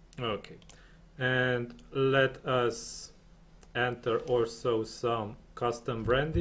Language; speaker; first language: English; non-native, fluent; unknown